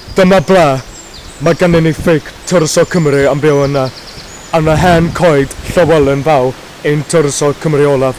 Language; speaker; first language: Welsh; non-native, learner; English